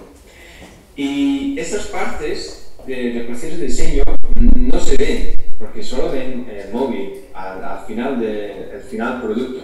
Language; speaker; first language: Spanish; non-native, fluent; Dutch